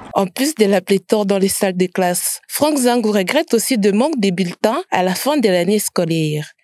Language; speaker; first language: French; non-native, local second language; Swahili